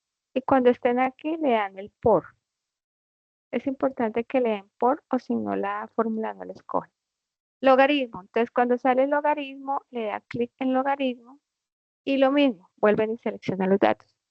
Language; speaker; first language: Spanish; native; Spanish